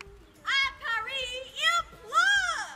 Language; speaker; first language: French; non-native, learner; English